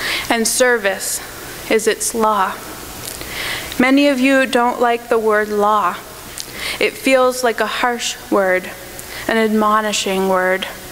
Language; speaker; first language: English; native; English